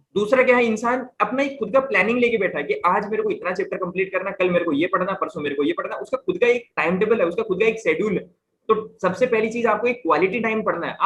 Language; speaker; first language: Hindi; native; Hindi